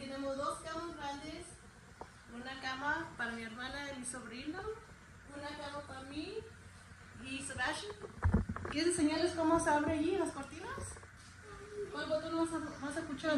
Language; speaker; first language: Spanish; early bilingual, heritage; Spanish